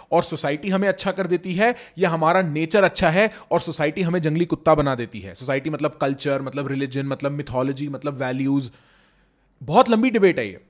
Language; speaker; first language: Hindi; native; Hindi